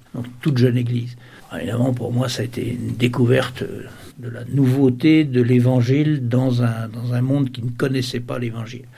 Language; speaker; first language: French; native; French